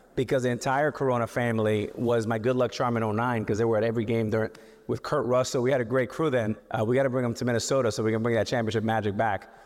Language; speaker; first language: English; native; English